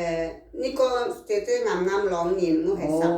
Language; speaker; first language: Cantonese; non-native, fluent; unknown